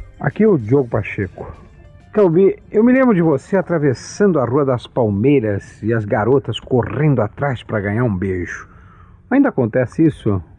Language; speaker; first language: Portuguese; native; Portuguese